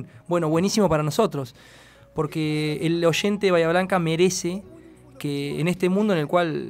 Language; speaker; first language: Spanish; native; Spanish